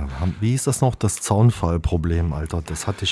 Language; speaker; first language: German; native; German